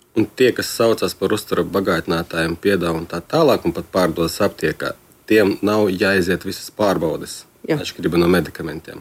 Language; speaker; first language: Latvian; non-native, local second language; Russian